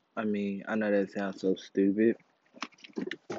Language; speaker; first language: English; native; English